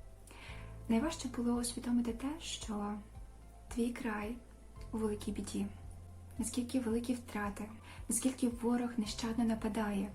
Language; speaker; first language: Ukrainian; native; Ukrainian